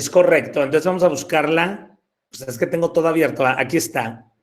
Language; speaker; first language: Spanish; native; Spanish